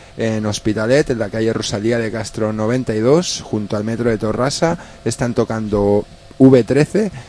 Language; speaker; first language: Spanish; native; Spanish